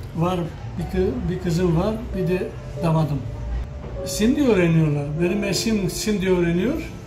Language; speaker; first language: Turkish; early bilingual, heritage; Greek